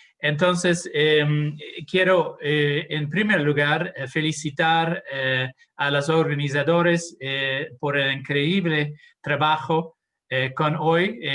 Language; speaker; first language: Spanish; non-native, fluent; English